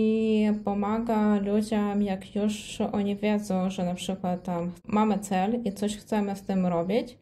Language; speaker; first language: Polish; non-native, fluent; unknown